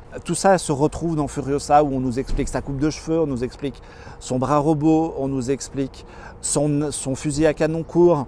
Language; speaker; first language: French; native; French